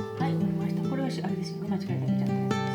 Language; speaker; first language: Japanese; native; Japanese